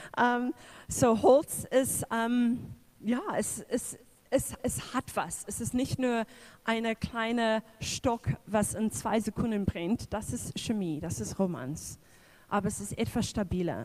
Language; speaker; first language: German; non-native, fluent; English